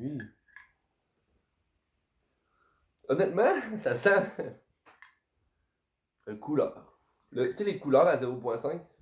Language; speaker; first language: French; native; French